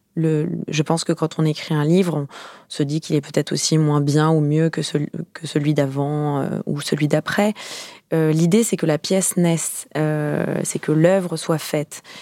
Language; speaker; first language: French; native; French